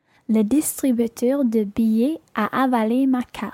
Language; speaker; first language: French; non-native, learner; English